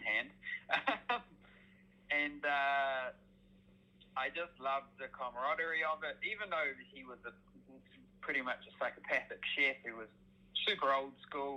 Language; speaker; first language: English; native; English